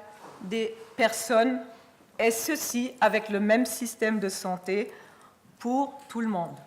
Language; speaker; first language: French; non-native, fluent; German